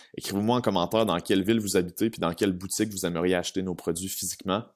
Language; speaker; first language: French; native; French